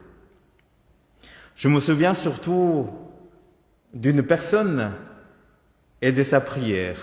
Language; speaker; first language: French; non-native, fluent; Korean